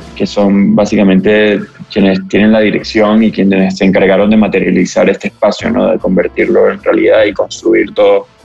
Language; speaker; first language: Spanish; native; Spanish